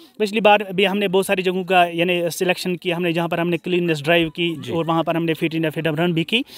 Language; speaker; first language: Hindi; non-native, local second language; Kashmiri